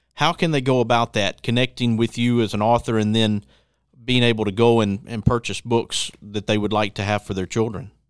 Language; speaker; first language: English; native; English